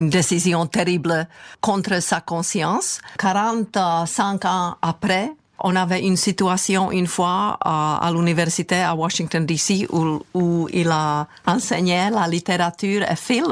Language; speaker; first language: French; non-native, fluent; Czech